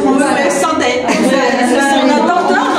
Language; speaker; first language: French; non-native, fluent; Chinese